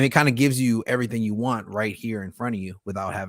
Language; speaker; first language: English; native; English